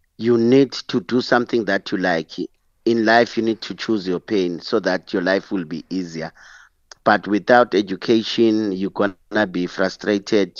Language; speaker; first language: English; non-native, local second language; Xhosa